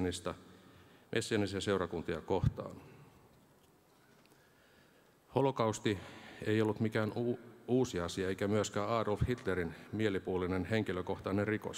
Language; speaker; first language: Finnish; native; Finnish